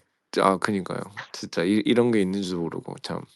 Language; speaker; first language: Korean; early bilingual, heritage; Korean